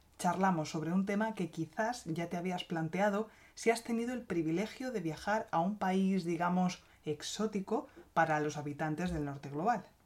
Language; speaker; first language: Spanish; native; Spanish